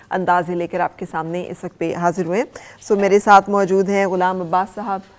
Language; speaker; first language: Urdu; native; Urdu